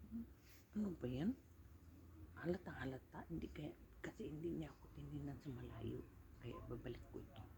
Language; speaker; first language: Filipino; non-native, local second language; Cebuano